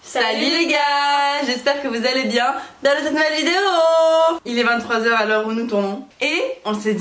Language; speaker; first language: French; native; French